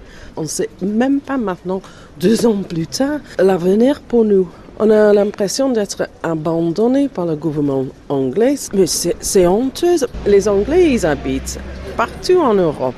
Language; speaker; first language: French; non-native, fluent; English